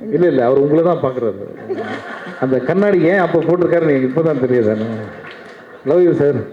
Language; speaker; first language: Tamil; native; Tamil